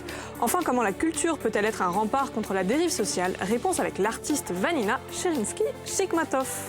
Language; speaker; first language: French; native; French